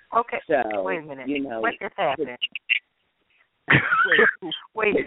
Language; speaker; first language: English; native; English